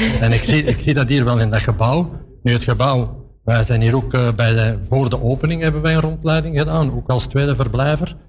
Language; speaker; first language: Dutch; native; Dutch